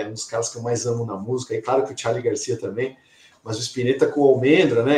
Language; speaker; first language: Portuguese; native; Portuguese